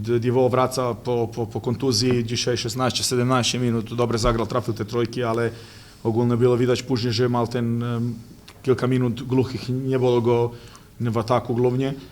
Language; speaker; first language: Polish; non-native, fluent; Serbian